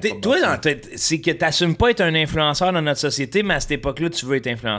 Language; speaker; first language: French; native; French